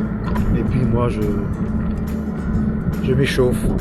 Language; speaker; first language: French; native; French